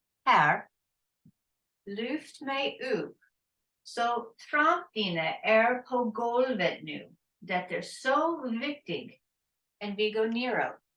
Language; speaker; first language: Swedish; non-native, learner; English